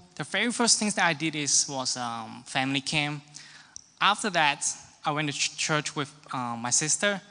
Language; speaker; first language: English; non-native, local second language; Cantonese